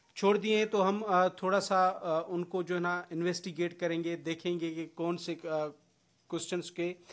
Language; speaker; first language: Urdu; non-native, local second language; Sindhi